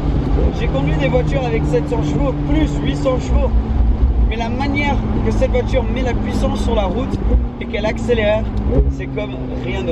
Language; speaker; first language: French; native; French